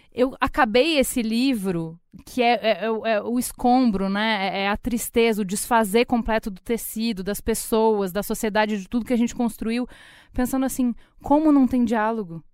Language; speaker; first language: Portuguese; native; Portuguese